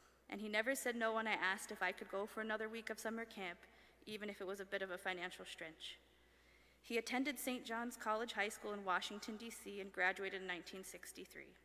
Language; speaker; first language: English; early bilingual, other home language; French